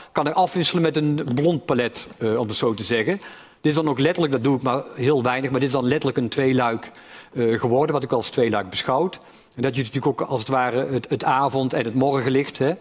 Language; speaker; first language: Dutch; native; Dutch